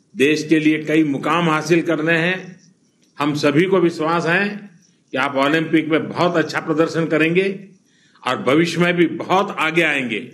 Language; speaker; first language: Hindi; non-native, local second language; Gujarati